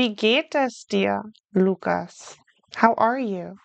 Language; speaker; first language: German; non-native, fluent; English